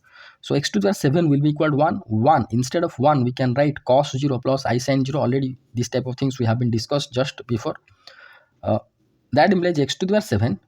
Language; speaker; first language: English; non-native, local second language; Odia